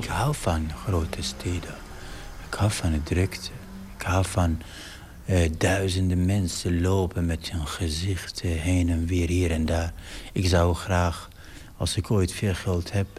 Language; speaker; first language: Dutch; non-native, fluent; Arabic